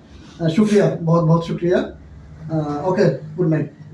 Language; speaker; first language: Hindi; non-native, fluent; Bangla